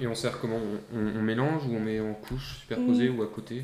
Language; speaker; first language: French; native; French